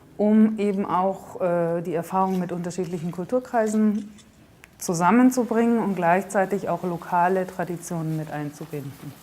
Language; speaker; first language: German; native; German